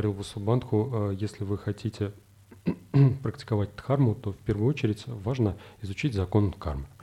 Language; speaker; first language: Russian; native; Russian